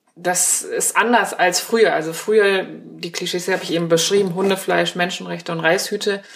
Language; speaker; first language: German; early bilingual, other home language; Chinese